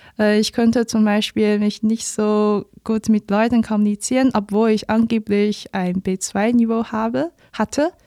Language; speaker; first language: German; non-native, fluent; Chinese